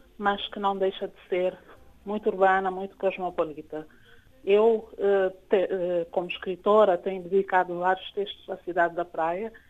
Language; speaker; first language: Portuguese; non-native, local second language; Kabuverdianu